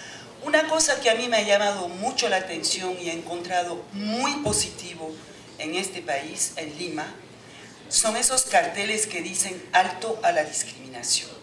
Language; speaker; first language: Spanish; non-native, fluent; French